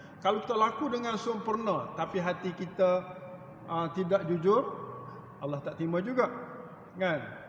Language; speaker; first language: Malay; native; Malay